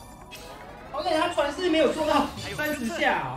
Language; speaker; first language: Chinese; native; Chinese